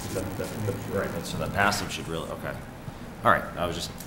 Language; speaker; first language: English; native; English